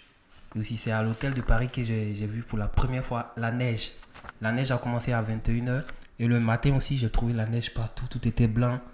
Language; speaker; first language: French; non-native, learner; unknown